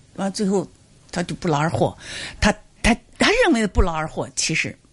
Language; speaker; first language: Chinese; non-native, local second language; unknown